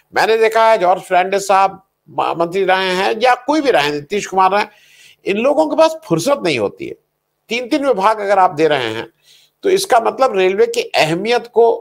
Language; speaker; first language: Hindi; native; Hindi